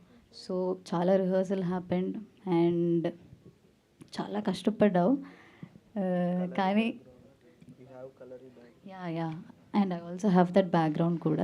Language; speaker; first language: Telugu; non-native, local second language; Malayalam